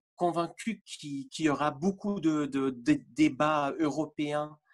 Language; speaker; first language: French; non-native, fluent; German